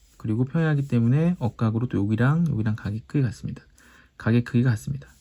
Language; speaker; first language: Korean; native; Korean